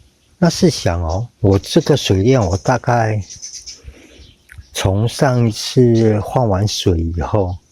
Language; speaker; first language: Chinese; native; Chinese